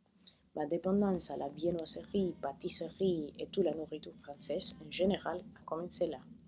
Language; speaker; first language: French; non-native, fluent; Spanish